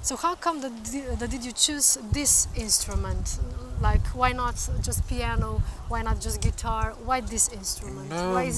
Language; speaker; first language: English; non-native, fluent; Slovenian